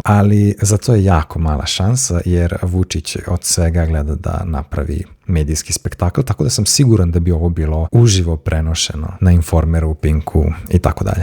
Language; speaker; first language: Serbian; native; Serbian